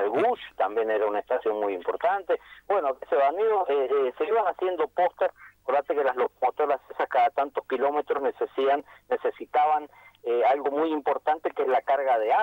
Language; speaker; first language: Spanish; native; Spanish